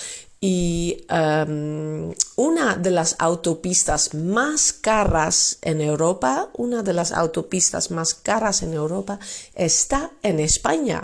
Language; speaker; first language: Spanish; non-native, fluent; Dutch